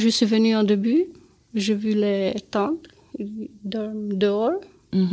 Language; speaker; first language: French; non-native, learner; Albanian